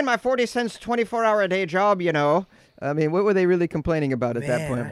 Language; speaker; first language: English; native; English